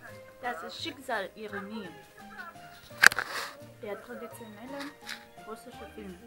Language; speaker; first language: German; non-native, fluent; Russian